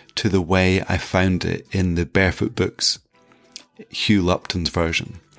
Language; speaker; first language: English; native; English